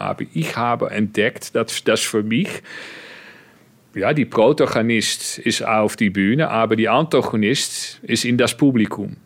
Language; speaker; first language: German; non-native, fluent; Dutch